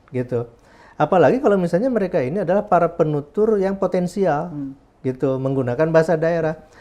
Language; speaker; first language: Indonesian; non-native, local second language; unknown